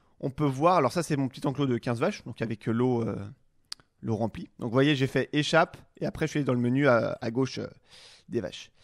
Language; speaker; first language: French; native; French